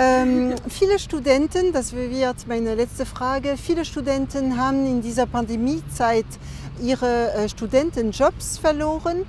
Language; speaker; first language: German; non-native, fluent; French